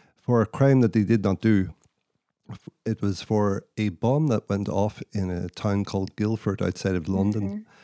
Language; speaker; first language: English; native; English